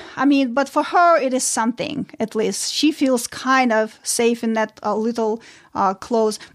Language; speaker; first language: English; non-native, fluent; Ukrainian